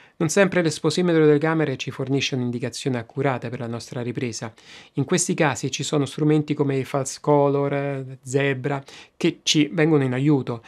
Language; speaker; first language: Italian; native; Italian